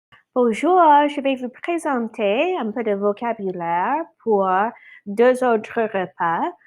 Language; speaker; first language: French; non-native, fluent; English